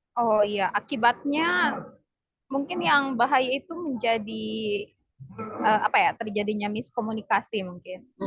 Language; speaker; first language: Indonesian; non-native, local second language; Sundanese